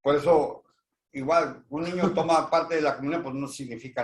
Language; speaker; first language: Spanish; native; Spanish